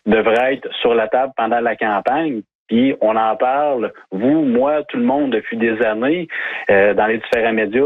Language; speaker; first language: French; native; French